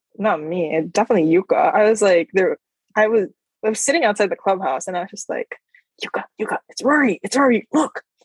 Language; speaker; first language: English; non-native, local second language; Filipino